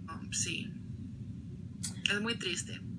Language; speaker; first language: Spanish; early bilingual, other home language; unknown